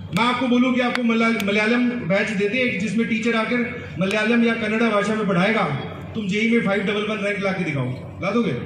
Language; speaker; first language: Hindi; native; Hindi